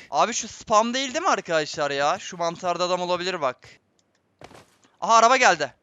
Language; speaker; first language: Turkish; native; Turkish